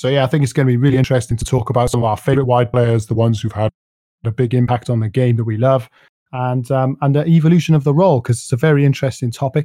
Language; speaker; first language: English; native; English